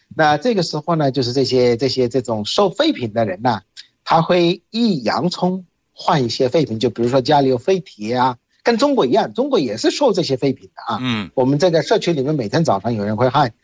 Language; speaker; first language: Chinese; non-native, fluent; Bangla